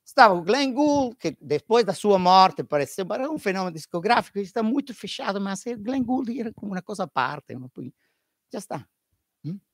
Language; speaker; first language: Portuguese; non-native, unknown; Italian